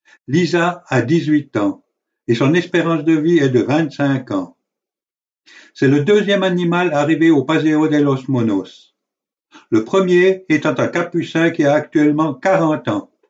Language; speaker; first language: French; native; French